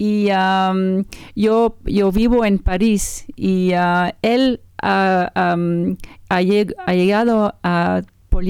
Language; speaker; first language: Spanish; non-native, learner; French